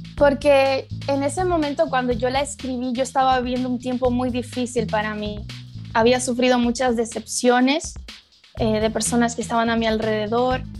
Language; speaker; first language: Spanish; early bilingual, other home language; Portuguese